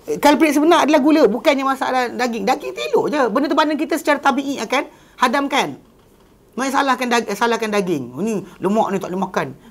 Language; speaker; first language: Malay; native; Malay